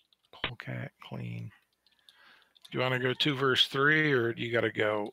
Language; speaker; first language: English; native; English